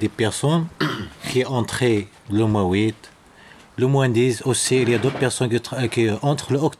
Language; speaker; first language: French; non-native, learner; Arabic